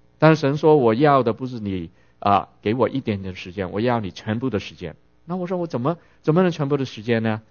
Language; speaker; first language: Chinese; non-native, local second language; Cantonese